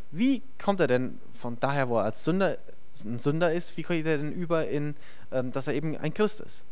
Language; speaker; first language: German; native; German